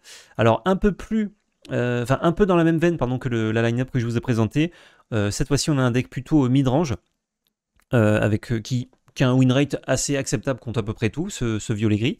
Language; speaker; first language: French; native; French